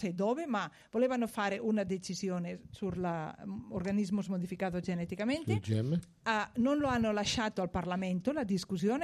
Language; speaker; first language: Italian; non-native, fluent; Spanish